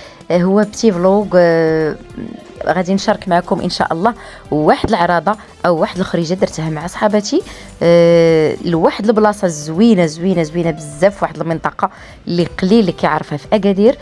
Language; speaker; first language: Arabic; native; Arabic